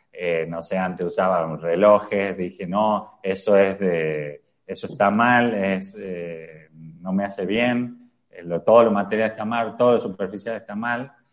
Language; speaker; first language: Spanish; native; Spanish